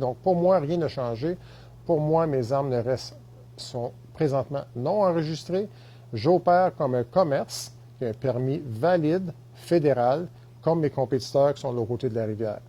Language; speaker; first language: French; native; French